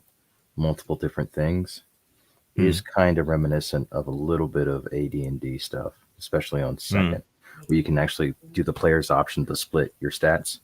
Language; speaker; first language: English; native; English